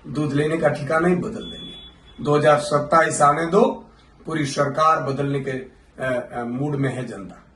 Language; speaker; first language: Hindi; non-native, local second language; Gujarati